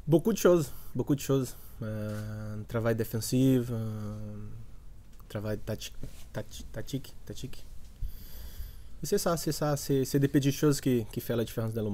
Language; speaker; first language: French; non-native, learner; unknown